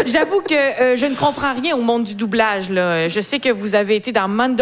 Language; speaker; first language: French; native; French